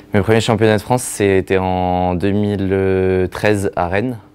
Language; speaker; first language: French; native; French